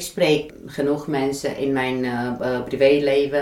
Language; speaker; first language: Dutch; non-native, fluent; Romanian